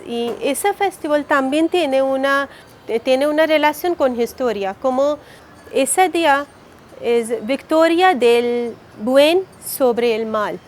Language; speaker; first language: Spanish; non-native, learner; Hindi